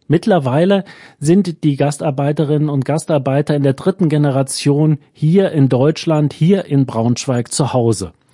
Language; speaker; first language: German; native; German